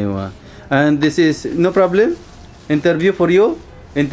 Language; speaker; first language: English; non-native, local second language; Filipino